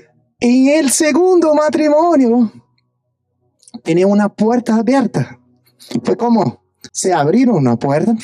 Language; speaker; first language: Spanish; non-native, fluent; Portuguese